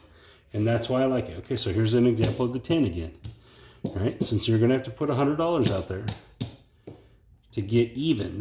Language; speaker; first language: English; native; English